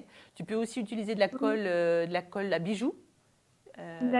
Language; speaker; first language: French; native; French